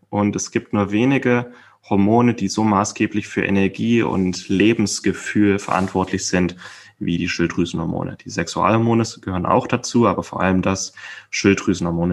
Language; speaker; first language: German; native; German